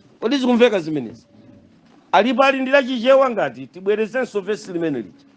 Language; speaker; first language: Nyanja; native; Nyanja